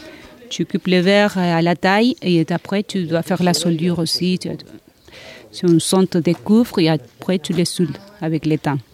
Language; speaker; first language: French; non-native, learner; Spanish